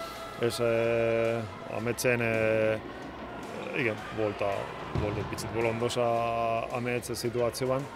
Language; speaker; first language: Hungarian; non-native, learner; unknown